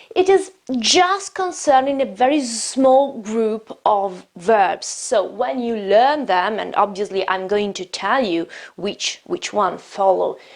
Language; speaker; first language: English; non-native, fluent; Italian